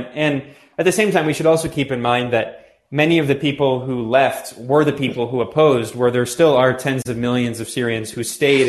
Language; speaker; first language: English; native; English